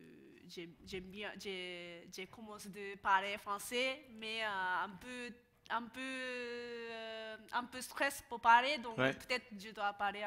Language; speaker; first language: French; non-native, learner; Japanese